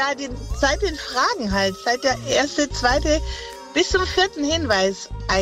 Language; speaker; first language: German; native; German